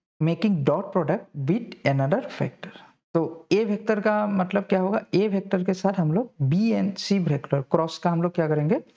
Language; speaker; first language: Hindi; non-native, local second language; Assamese